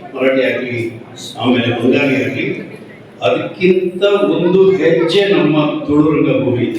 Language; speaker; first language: Kannada; non-native, local second language; Tulu